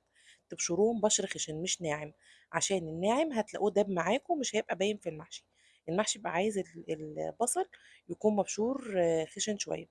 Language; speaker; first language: Arabic; native; Arabic